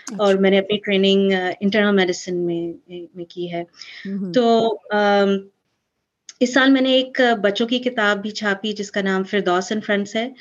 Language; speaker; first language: Urdu; early bilingual, heritage; Urdu